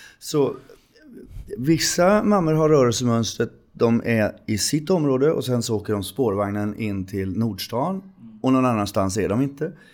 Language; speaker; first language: Swedish; native; Swedish